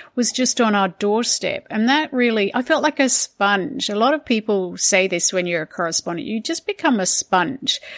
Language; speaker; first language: English; native; English